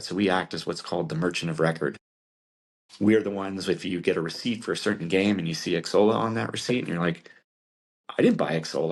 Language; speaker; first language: English; native; English